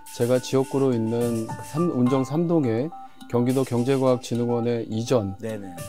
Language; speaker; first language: Korean; native; Korean